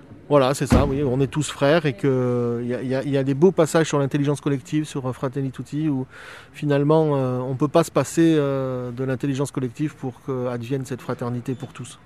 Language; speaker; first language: French; native; French